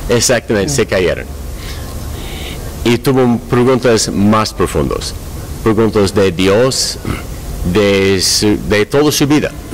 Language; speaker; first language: Spanish; non-native, learner; English